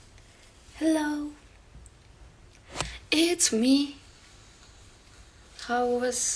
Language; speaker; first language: English; non-native, learner; Russian